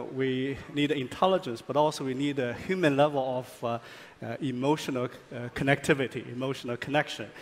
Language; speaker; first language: English; non-native, fluent; Chinese